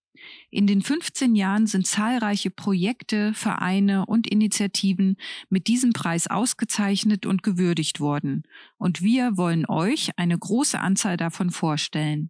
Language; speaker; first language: German; native; German